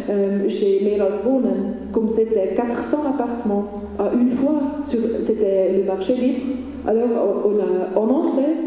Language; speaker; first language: French; non-native, local second language; Swiss German